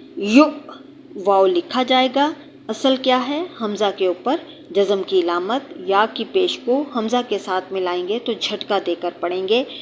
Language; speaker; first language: Urdu; native; Urdu